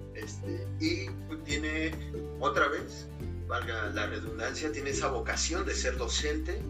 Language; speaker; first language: Spanish; native; Spanish